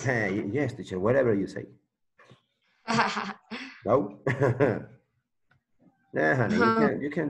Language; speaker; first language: English; non-native, learner; Spanish